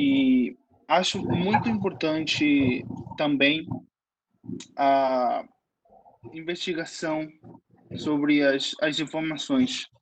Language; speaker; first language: Portuguese; non-native, fluent; Spanish